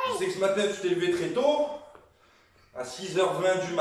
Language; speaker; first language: French; native; French